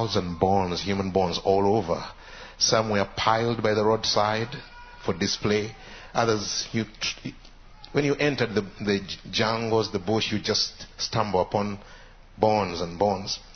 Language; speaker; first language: English; non-native, local second language; Ganda